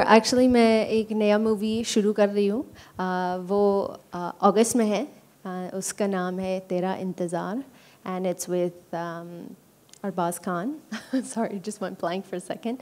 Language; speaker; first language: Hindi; early bilingual, heritage; English